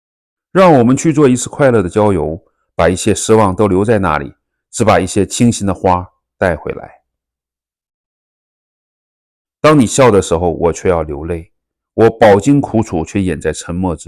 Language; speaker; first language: Chinese; native; Chinese